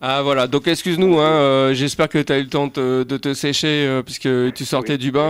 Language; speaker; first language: French; native; French